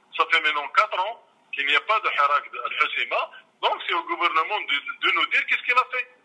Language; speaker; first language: French; non-native, local second language; Arabic